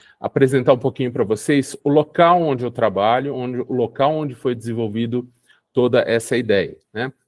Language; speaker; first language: Portuguese; native; Portuguese